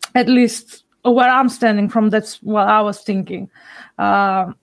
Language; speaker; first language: English; non-native, fluent; Macedonian